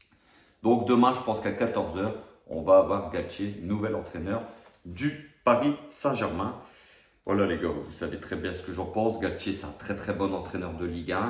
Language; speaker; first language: French; native; French